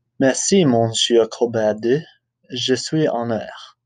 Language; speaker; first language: French; non-native, learner; English